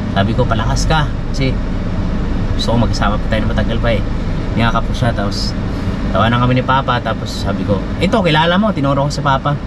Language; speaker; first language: Filipino; non-native, local second language; Cebuano